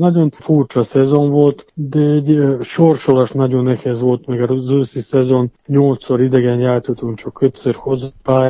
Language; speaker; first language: Hungarian; non-native, fluent; Serbian